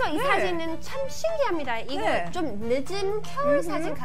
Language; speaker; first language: Korean; non-native, learner; English